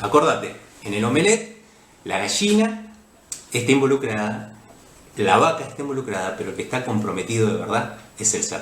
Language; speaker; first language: Spanish; native; Spanish